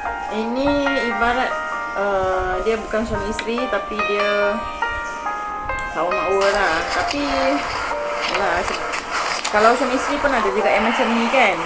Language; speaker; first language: Malay; native; Malay